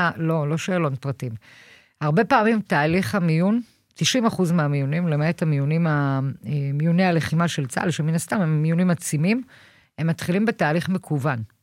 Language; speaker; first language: Hebrew; native; Hebrew